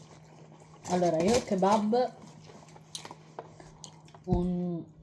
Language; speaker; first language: Italian; non-native, local second language; Filipino